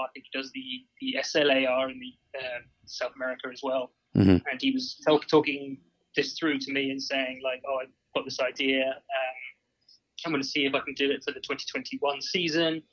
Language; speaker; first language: English; native; English